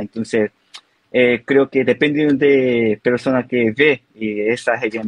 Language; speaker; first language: Spanish; non-native, learner; Korean